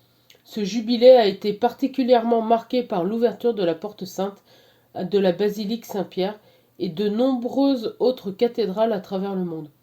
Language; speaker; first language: French; native; French